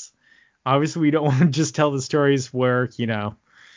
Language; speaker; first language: English; native; English